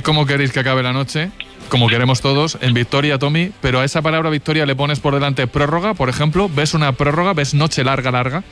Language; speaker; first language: Spanish; native; Spanish